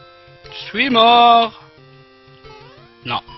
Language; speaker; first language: French; non-native, fluent; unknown